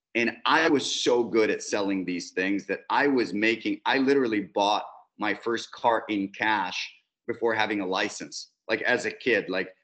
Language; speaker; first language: English; non-native, fluent; Spanish